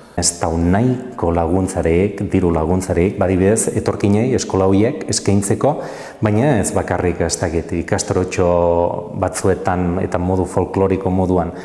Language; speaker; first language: Basque; native; Basque